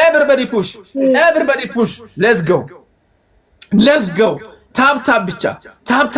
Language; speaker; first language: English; non-native, learner; Amharic